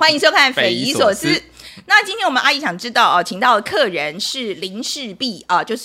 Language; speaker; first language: Chinese; native; Chinese